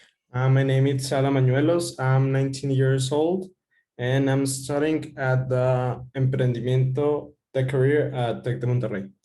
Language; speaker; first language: English; non-native, fluent; Spanish